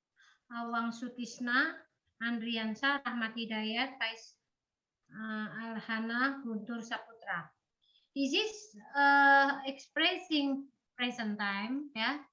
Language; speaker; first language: English; non-native, learner; Indonesian